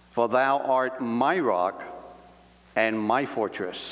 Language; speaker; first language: English; native; English